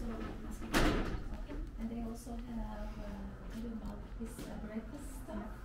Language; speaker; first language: English; non-native, fluent; Turkish